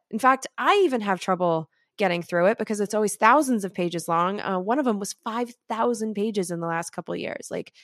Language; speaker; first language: English; native; English